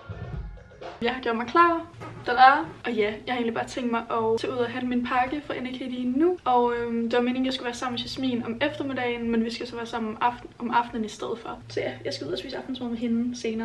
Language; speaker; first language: Danish; native; Danish